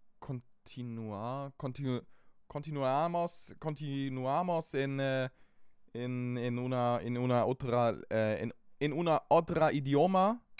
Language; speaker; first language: Spanish; non-native, learner; German